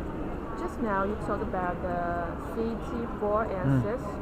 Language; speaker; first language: English; non-native, learner; Chinese